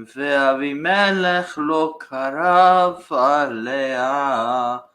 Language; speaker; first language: Hebrew; non-native, learner; English